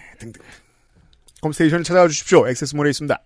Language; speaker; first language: Korean; native; Korean